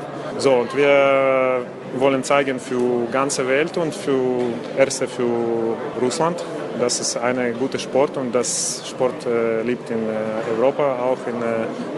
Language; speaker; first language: German; non-native, learner; Russian